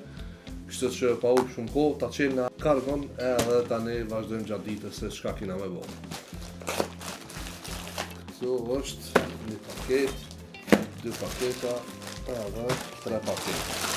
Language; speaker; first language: Albanian; native; Albanian